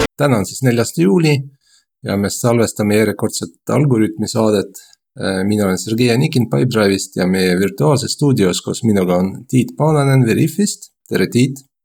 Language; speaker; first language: Estonian; non-native, local second language; Russian